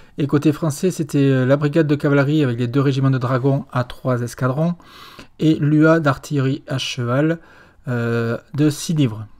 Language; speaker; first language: French; native; French